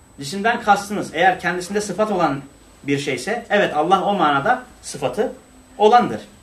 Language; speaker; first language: Turkish; non-native, local second language; Kurdish